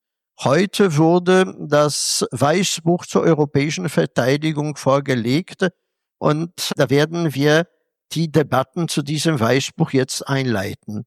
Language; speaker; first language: German; non-native, fluent; Polish